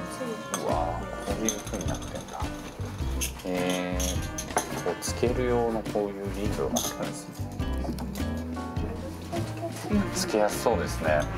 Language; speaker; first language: Japanese; native; Japanese